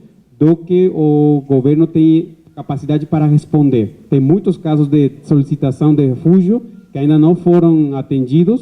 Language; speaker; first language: Portuguese; non-native, fluent; Spanish